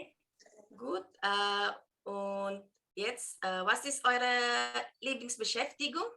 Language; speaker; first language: German; non-native, fluent; Indonesian